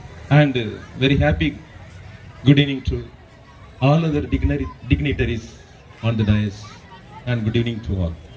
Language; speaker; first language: English; non-native, local second language; Tamil